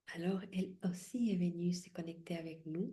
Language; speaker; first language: French; non-native, fluent; Spanish